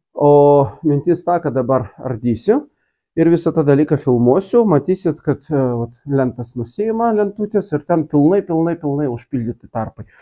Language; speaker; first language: Lithuanian; non-native, local second language; Russian